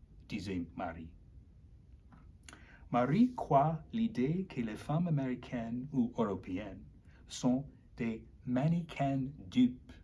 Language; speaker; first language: French; non-native, learner; English